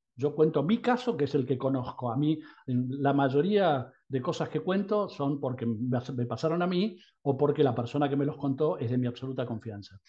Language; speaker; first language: Spanish; native; Spanish